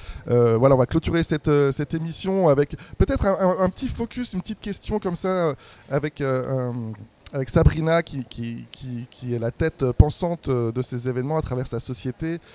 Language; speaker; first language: French; native; French